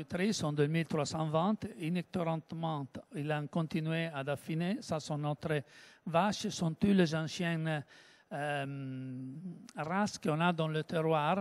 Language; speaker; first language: French; non-native, learner; Italian